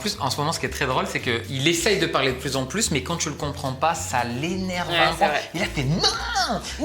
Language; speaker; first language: French; native; French